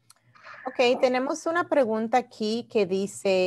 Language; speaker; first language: Spanish; early bilingual, heritage; Spanish